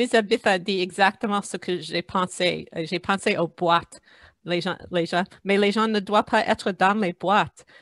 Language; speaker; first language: French; non-native, fluent; English